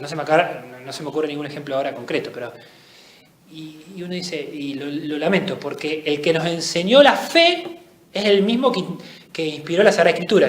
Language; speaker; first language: Spanish; native; Spanish